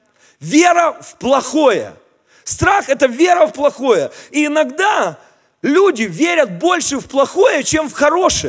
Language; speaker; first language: Russian; native; Russian